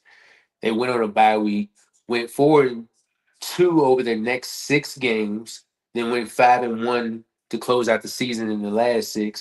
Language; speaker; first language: English; native; English